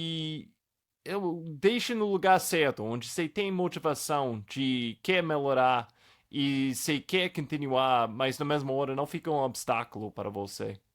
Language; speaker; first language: Portuguese; non-native, fluent; English